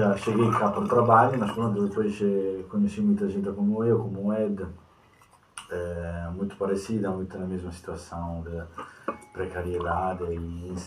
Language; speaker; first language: Portuguese; non-native, fluent; Italian